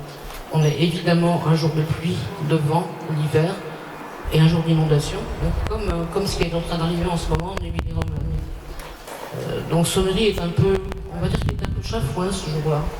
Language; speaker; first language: French; native; French